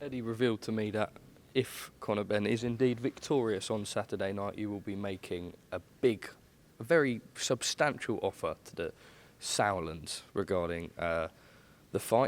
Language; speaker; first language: English; native; English